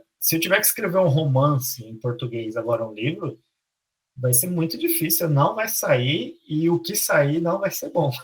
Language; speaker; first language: Portuguese; native; Portuguese